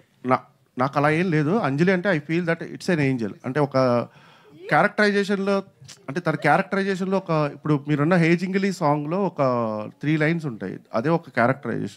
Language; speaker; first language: Telugu; native; Telugu